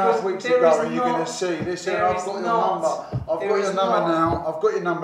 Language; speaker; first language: English; native; English